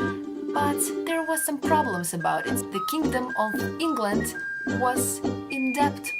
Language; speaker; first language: English; non-native, learner; Russian